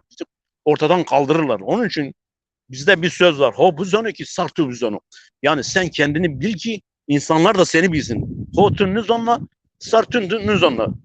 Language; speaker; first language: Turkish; non-native, local second language; Zaza